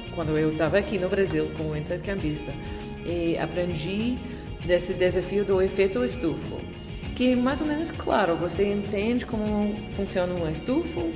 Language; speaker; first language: Portuguese; non-native, fluent; English